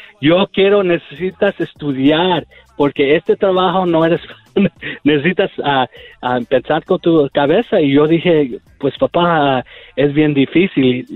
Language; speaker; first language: Spanish; early bilingual, heritage; Spanish